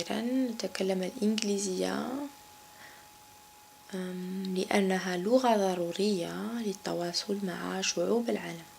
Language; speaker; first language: Arabic; non-native, local second language; Kabyle